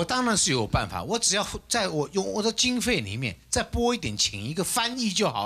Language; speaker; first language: Chinese; native; Chinese